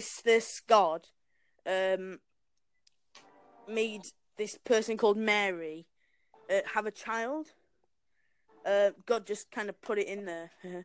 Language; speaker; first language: English; native; English